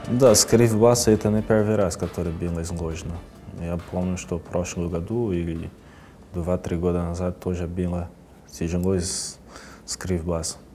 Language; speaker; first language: Russian; non-native, learner; Portuguese